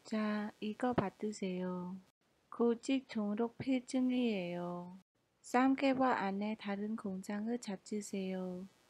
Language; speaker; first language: Korean; non-native, fluent; Khmer